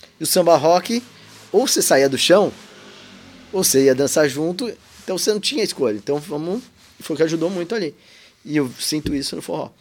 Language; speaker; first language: Portuguese; native; Portuguese